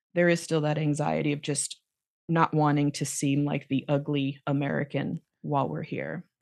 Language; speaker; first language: English; native; English